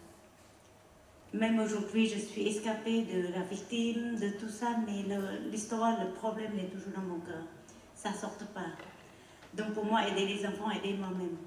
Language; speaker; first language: French; non-native, learner; Khmer